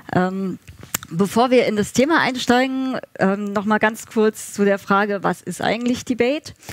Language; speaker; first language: German; native; German